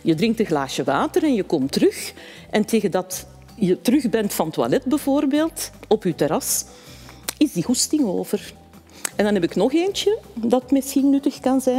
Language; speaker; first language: Dutch; native; Dutch